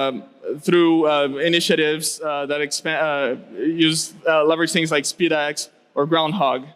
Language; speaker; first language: English; non-native, local second language; Portuguese